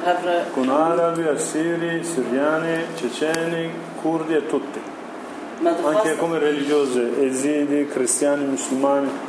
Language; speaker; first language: Italian; non-native, learner; Kurdish